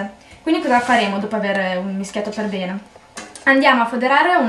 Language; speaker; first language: Italian; native; Italian